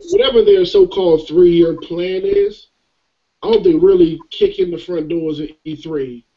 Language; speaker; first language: English; native; English